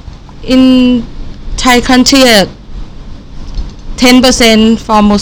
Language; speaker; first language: English; non-native, learner; Thai